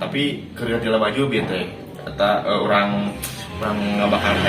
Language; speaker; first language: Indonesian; non-native, local second language; Sundanese